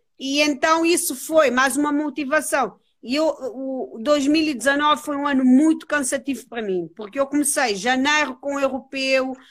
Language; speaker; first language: Portuguese; non-native, local second language; Kabuverdianu